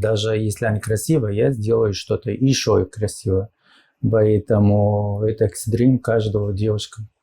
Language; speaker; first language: Russian; non-native, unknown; Arabic